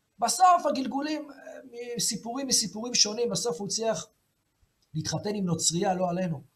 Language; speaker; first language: Hebrew; native; Hebrew